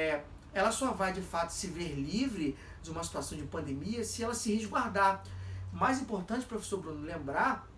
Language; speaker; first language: Portuguese; native; Portuguese